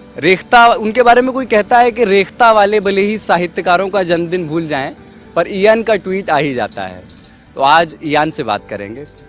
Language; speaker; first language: Hindi; native; Hindi